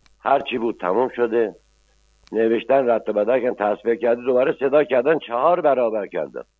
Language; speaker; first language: Persian; non-native, local second language; Azerbaijani